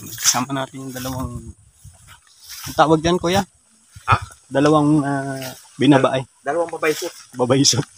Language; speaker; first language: Filipino; native; Filipino